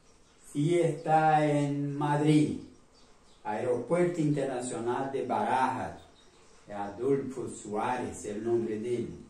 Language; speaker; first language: Spanish; non-native, learner; Portuguese